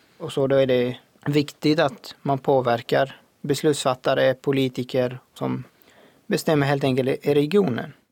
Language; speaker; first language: Swedish; non-native, fluent; Arabic